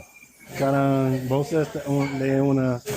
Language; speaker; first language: Spanish; non-native, learner; English